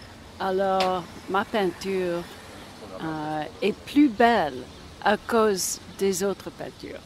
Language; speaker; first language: French; non-native, learner; English